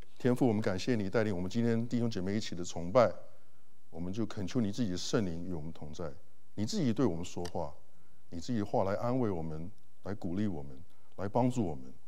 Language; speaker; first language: Chinese; early bilingual, heritage; Chinese